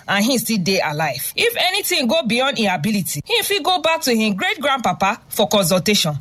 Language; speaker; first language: Nigerian Pidgin; native; Nigerian Pidgin